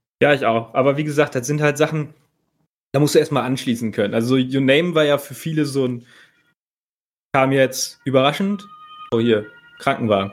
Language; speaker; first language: German; native; German